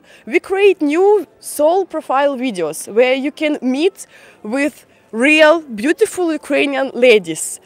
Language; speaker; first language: English; non-native, fluent; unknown